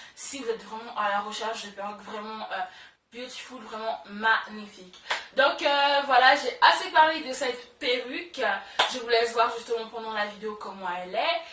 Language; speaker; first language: French; early bilingual, other home language; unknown